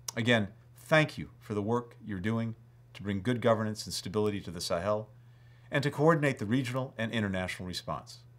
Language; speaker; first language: English; native; English